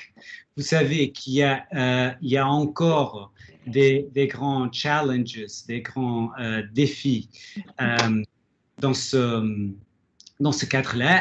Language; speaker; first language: French; non-native, fluent; Portuguese